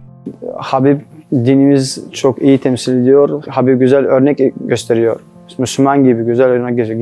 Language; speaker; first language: Turkish; non-native, learner; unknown